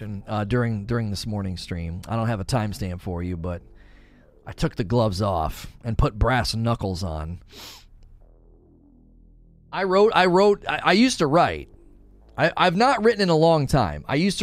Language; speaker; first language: English; native; English